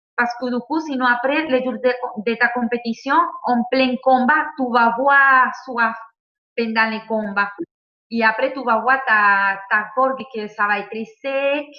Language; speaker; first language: French; non-native, fluent; Spanish